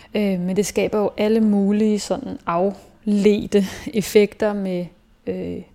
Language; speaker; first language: Danish; native; Danish